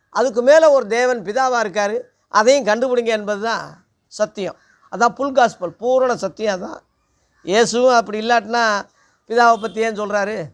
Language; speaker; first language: Tamil; non-native, local second language; Telugu